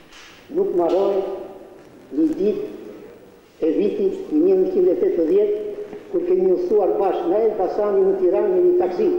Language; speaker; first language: Albanian; native; Albanian